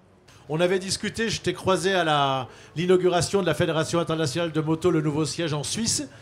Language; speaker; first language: French; native; French